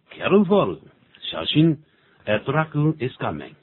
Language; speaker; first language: English; non-native, fluent; Chinese